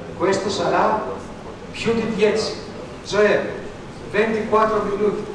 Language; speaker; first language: Italian; non-native, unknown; Greek